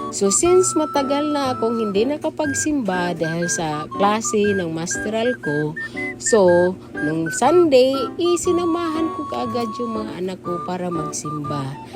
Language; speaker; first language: Filipino; non-native, local second language; Cebuano